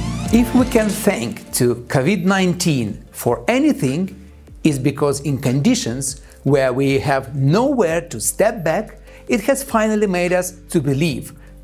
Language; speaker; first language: English; non-native, fluent; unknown